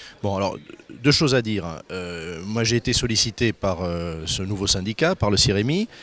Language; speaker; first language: French; native; French